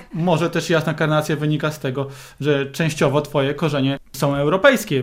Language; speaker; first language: Polish; native; Polish